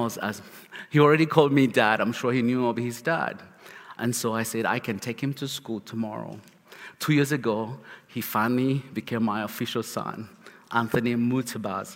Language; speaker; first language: English; non-native, local second language; Kinyarwanda